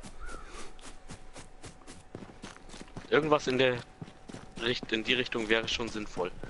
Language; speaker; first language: German; native; German